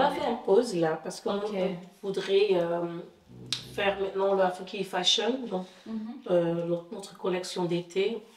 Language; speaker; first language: French; non-native, fluent; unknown